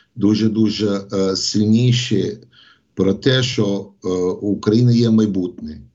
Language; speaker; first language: Ukrainian; non-native, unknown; English